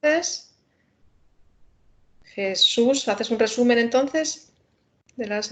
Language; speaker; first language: Spanish; native; Spanish